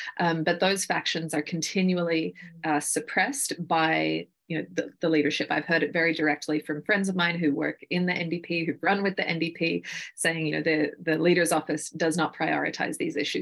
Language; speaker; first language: English; native; English